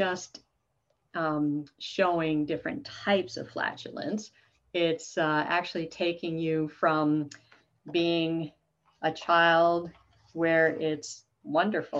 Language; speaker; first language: English; native; English